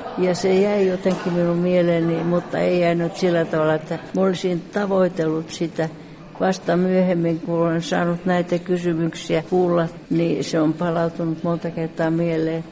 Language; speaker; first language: Finnish; native; Finnish